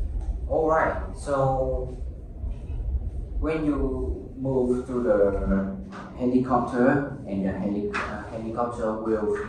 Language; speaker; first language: English; non-native, learner; Vietnamese